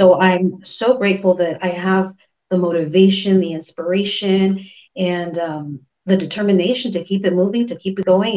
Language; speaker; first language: English; early bilingual, other home language; Spanish